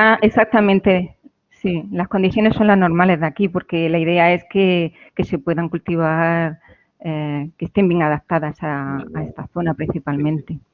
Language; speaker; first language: Spanish; native; Spanish